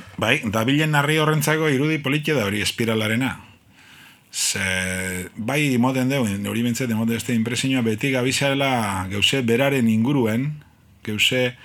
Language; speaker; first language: Basque; native; Basque